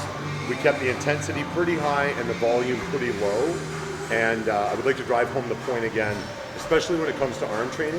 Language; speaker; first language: English; native; English